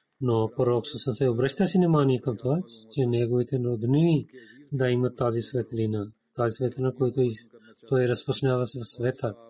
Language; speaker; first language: Bulgarian; non-native, learner; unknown